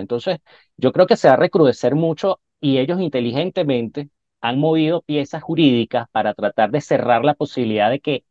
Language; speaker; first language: Spanish; native; Spanish